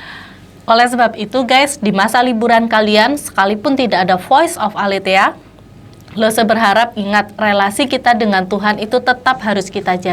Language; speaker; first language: Indonesian; native; Indonesian